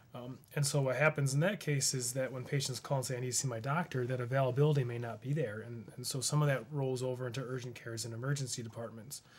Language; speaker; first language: English; native; English